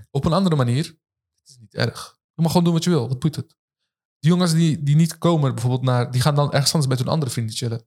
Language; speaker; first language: Dutch; early bilingual, other home language; Turkish